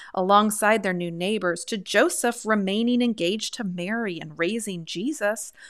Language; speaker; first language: English; native; English